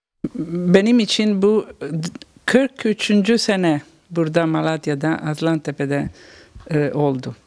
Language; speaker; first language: Turkish; non-native, learner; Italian